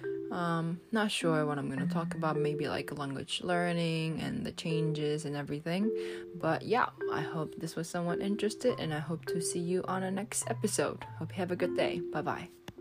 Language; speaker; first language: English; non-native, fluent; Japanese